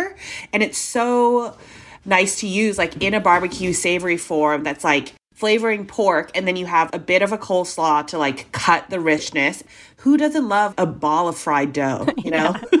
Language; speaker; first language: English; non-native, local second language; Cantonese